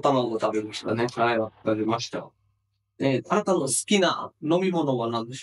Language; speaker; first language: Japanese; non-native, fluent; Bangla